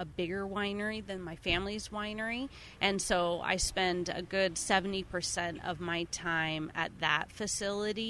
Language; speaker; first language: English; native; English